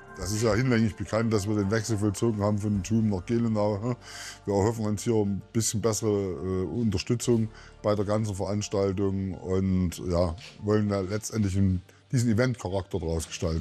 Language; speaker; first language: German; native; German